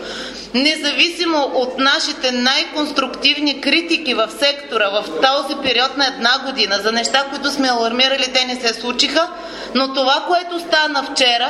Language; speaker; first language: Bulgarian; native; Bulgarian